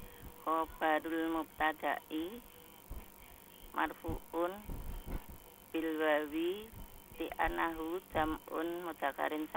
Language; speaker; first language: Arabic; non-native, learner; Indonesian